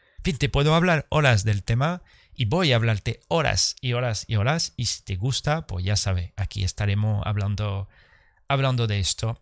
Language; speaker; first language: Spanish; early bilingual, heritage; Spanish